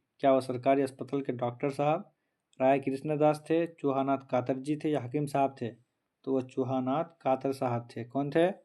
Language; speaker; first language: Hindi; native; Hindi